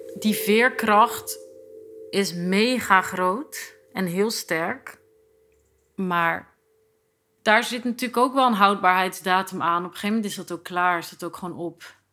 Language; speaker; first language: Dutch; native; Dutch